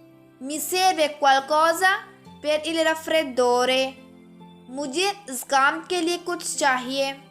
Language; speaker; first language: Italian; non-native, fluent; Urdu